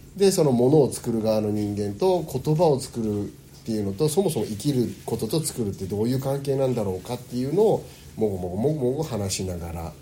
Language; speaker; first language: Japanese; early bilingual, heritage; Japanese